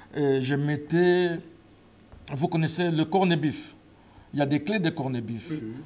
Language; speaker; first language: French; non-native, local second language; Lingala